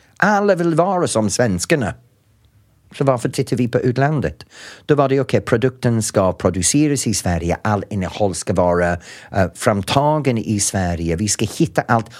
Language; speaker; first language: Swedish; non-native, fluent; English